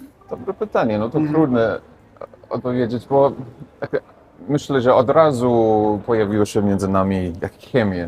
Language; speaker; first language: Polish; non-native, learner; English